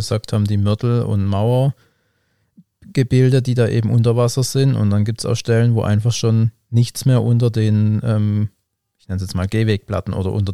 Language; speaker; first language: German; native; German